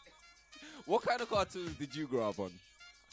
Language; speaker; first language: English; non-native, local second language; Akan